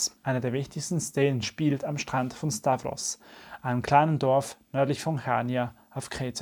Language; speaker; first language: German; native; German